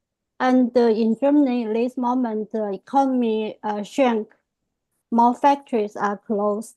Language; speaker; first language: English; non-native, fluent; Chinese